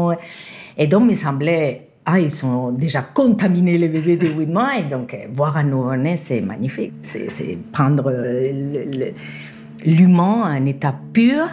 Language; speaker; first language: French; non-native, fluent; Spanish